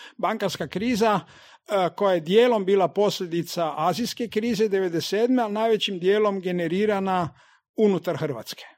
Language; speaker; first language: Croatian; native; Croatian